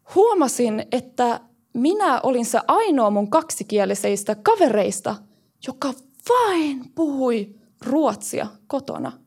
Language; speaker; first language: Finnish; early bilingual, heritage; Swedish